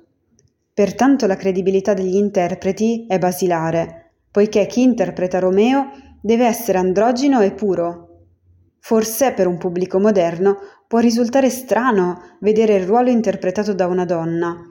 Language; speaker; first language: Italian; native; Italian